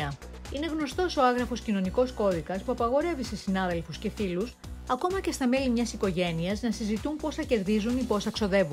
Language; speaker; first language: Greek; native; Greek